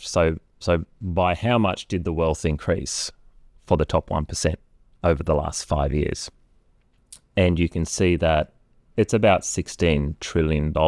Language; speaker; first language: English; native; English